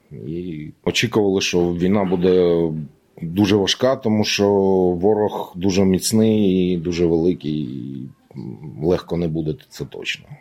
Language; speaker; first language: Ukrainian; native; Ukrainian